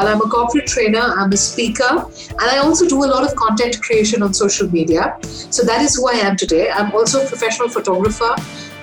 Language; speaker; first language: English; non-native, local second language; Bangla